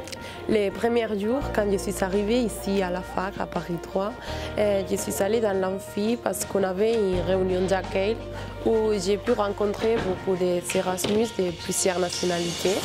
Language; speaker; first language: French; non-native, fluent; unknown